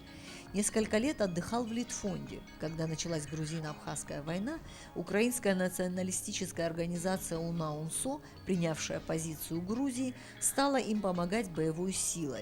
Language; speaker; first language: Russian; native; Russian